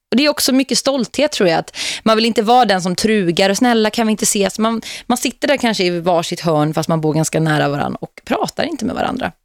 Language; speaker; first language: Swedish; native; Swedish